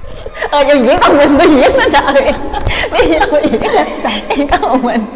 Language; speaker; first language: Korean; non-native, learner; Vietnamese